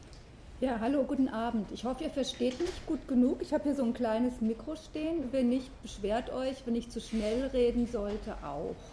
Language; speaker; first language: German; native; German